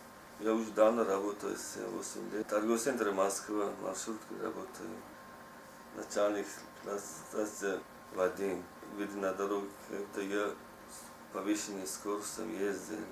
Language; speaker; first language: Russian; non-native, learner; Tajik